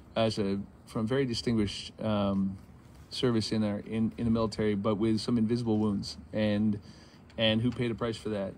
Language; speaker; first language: English; native; English